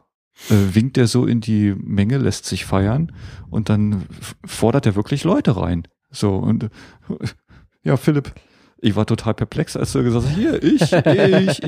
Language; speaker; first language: German; native; German